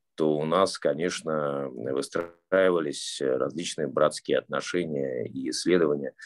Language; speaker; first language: Russian; native; Russian